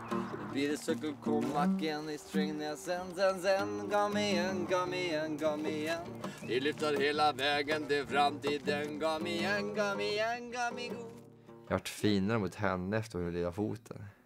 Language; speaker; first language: Swedish; native; Swedish